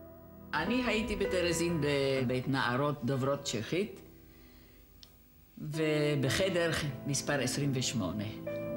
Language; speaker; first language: Hebrew; non-native, fluent; Czech